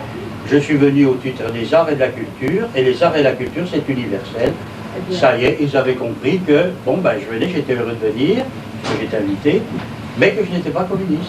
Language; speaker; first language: French; native; French